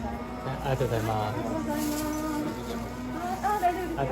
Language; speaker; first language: Japanese; native; Japanese